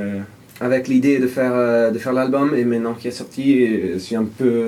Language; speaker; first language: French; non-native, fluent; Italian